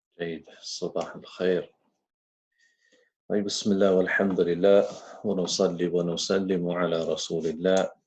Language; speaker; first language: Arabic; non-native, fluent; English